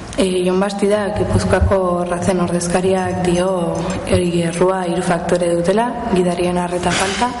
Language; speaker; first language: Basque; non-native, local second language; Spanish